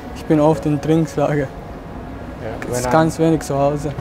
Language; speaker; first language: German; non-native, learner; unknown